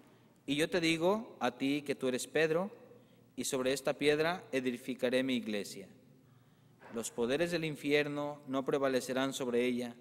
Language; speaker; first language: Spanish; native; Spanish